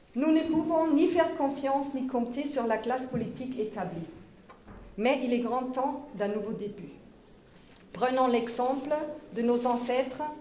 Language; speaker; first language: French; non-native, fluent; German